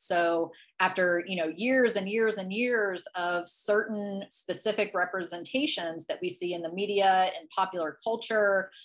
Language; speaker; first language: English; native; English